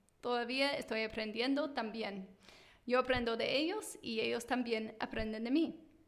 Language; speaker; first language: Spanish; non-native, fluent; English